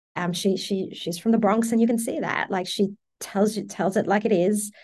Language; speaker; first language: English; early bilingual, other home language; Persian